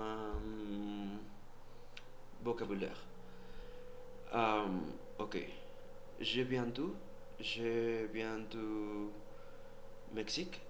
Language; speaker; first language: French; non-native, learner; Spanish